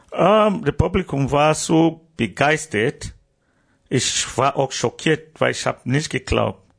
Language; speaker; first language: German; non-native, learner; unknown